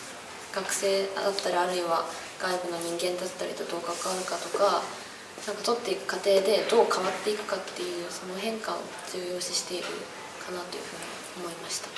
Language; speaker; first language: Japanese; native; Japanese